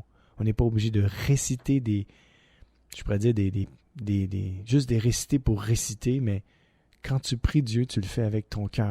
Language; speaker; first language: French; native; French